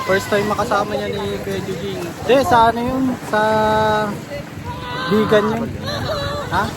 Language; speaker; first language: Filipino; native; Filipino